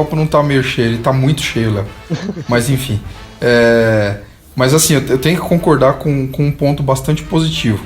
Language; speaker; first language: Portuguese; native; Portuguese